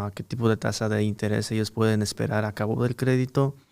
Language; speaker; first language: Spanish; early bilingual, heritage; Spanish